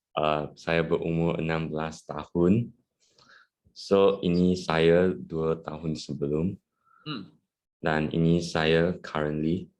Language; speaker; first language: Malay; non-native, local second language; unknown